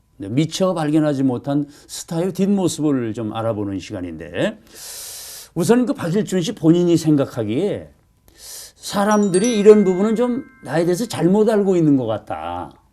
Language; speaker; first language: Korean; native; Korean